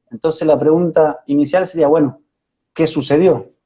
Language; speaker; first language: Spanish; native; Spanish